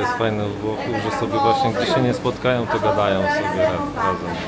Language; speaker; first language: Polish; native; Polish